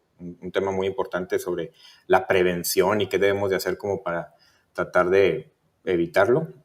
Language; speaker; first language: Spanish; native; Spanish